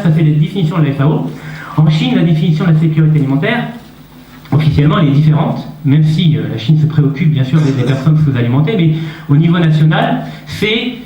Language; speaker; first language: French; native; French